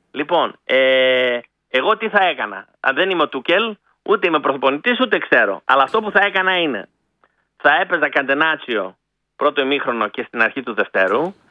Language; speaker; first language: Greek; early bilingual, heritage; Greek